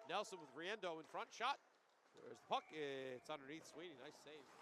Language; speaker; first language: English; native; English